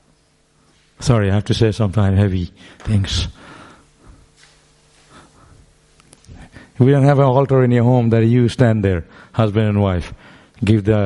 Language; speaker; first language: English; non-native, local second language; Bangla